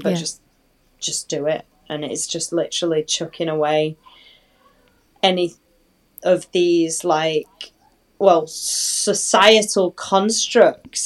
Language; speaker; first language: English; native; English